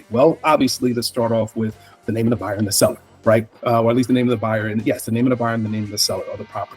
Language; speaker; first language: English; native; English